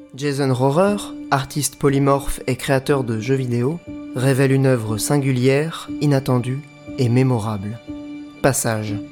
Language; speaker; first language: French; early bilingual, other home language; Turkish